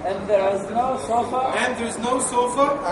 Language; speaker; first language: English; non-native, learner; Arabic